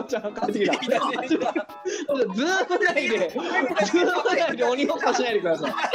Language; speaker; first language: Japanese; native; Japanese